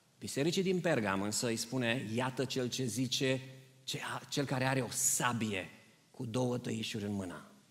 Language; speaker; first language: Romanian; early bilingual, heritage; Romanian